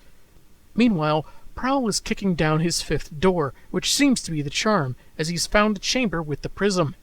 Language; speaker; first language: English; native; English